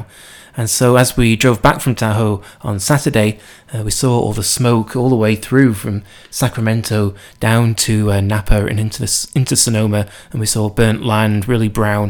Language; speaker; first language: English; native; English